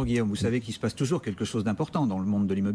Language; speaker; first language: French; native; French